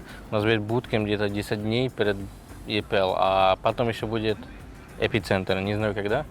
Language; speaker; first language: Russian; non-native, fluent; Slovak